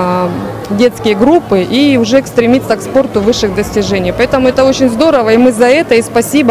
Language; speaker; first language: Russian; native; Russian